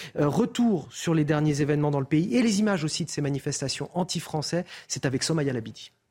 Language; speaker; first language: French; native; French